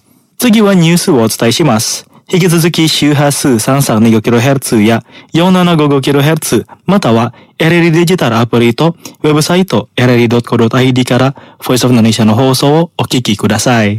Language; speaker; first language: Japanese; non-native, fluent; Indonesian